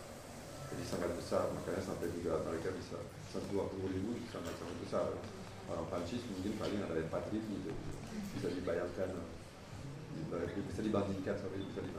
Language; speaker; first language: Indonesian; non-native, fluent; French